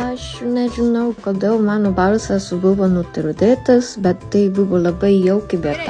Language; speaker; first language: Lithuanian; non-native, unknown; Japanese